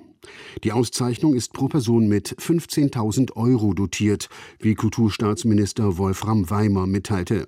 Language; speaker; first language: German; native; German